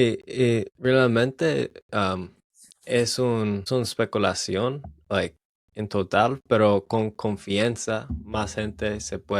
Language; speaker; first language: Spanish; non-native, learner; English